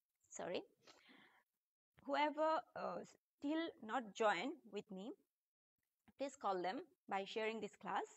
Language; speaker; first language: English; non-native, local second language; Bangla